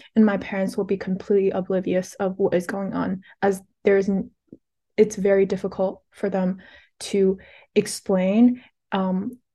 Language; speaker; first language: English; early bilingual, other home language; Chinese